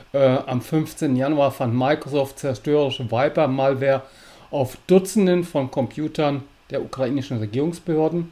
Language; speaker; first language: German; native; German